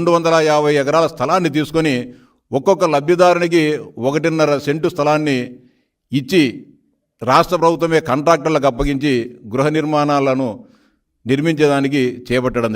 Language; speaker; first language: Telugu; native; Telugu